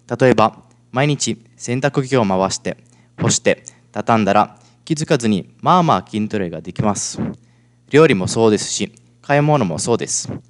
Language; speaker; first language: Japanese; non-native, fluent; Italian